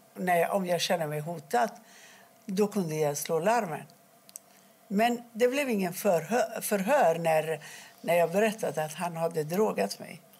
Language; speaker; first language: Swedish; non-native, fluent; Persian